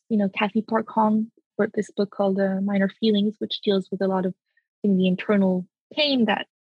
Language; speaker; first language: English; early bilingual, other home language; French